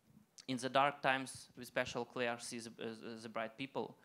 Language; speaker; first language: English; non-native, learner; Ukrainian